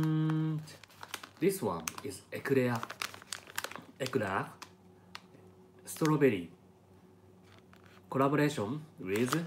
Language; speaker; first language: English; non-native, learner; Japanese